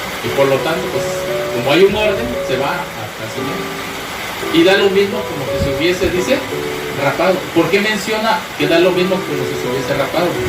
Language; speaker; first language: Spanish; native; Spanish